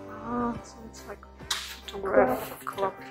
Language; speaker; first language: English; non-native, learner; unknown